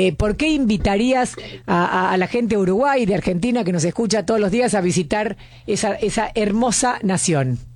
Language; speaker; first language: Spanish; native; Spanish